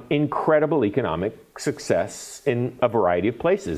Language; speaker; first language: English; native; English